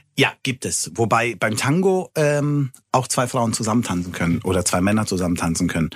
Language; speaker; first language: German; early bilingual, other home language; Italian